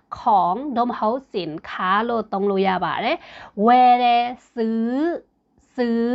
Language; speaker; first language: Thai; non-native, fluent; Burmese